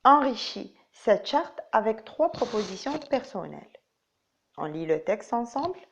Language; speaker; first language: French; non-native, local second language; Arabic